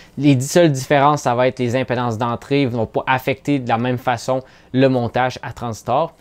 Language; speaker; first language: French; native; French